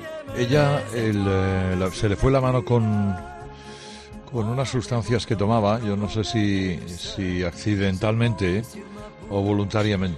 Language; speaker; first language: Spanish; native; Spanish